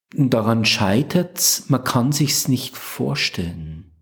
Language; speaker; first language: German; native; German